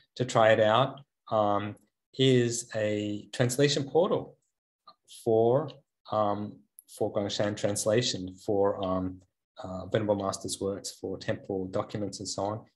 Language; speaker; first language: English; native; English